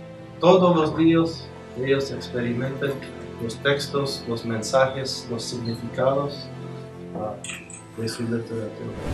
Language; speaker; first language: Spanish; non-native, fluent; English